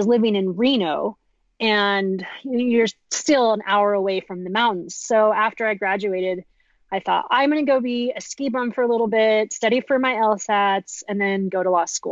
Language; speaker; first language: English; native; English